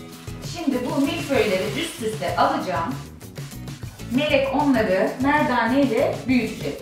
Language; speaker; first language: Turkish; native; Turkish